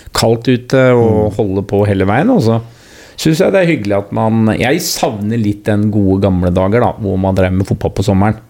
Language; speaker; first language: Norwegian; native; Norwegian